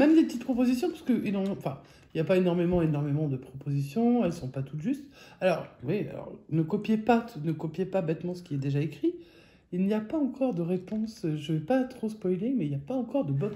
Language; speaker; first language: French; native; French